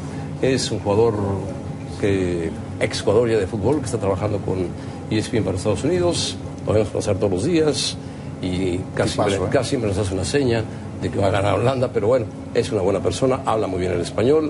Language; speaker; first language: Spanish; native; Spanish